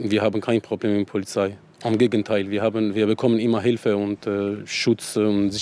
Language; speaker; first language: German; non-native, learner; Arabic